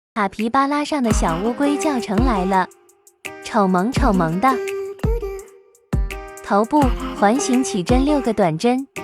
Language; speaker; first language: Chinese; native; Chinese